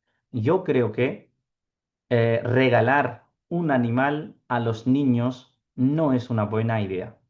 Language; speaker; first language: Spanish; non-native, fluent; Urdu